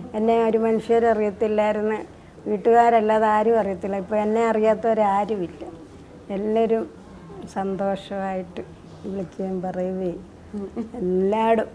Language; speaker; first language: Malayalam; native; Malayalam